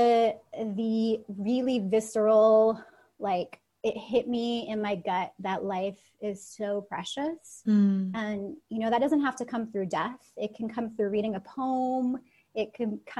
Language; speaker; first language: English; early bilingual, other home language; Russian